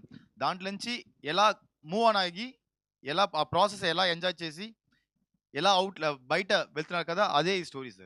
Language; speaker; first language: Telugu; non-native, learner; Tamil